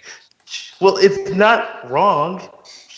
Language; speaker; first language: English; native; English